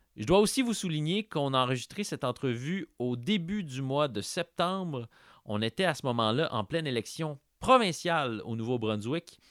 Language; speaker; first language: French; native; French